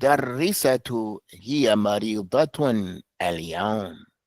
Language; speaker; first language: Arabic; non-native, fluent; English